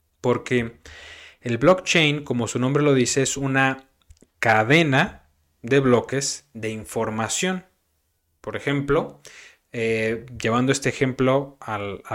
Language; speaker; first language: Spanish; native; Spanish